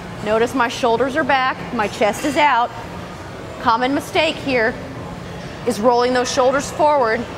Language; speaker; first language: English; native; English